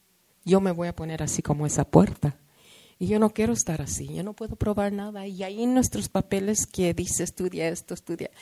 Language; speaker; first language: Spanish; early bilingual, heritage; Spanish